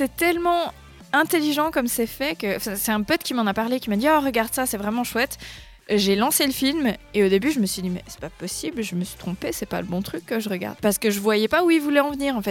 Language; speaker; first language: French; native; French